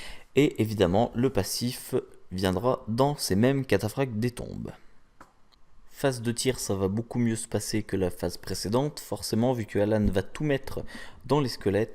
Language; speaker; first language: French; native; French